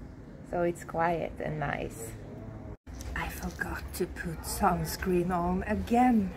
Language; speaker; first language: English; non-native, fluent; Norwegian